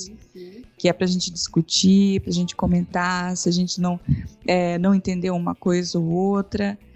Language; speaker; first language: Portuguese; native; Portuguese